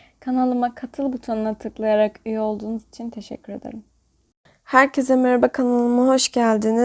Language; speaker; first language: Turkish; native; Turkish